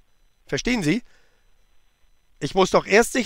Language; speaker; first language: German; native; German